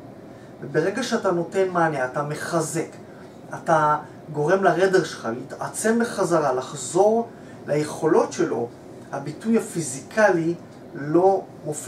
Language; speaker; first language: Hebrew; native; Hebrew